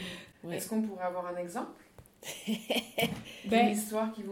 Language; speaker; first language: French; native; French